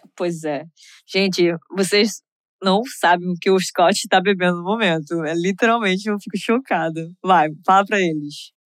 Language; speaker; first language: Portuguese; non-native, fluent; English